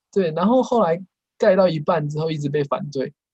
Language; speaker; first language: Chinese; native; Chinese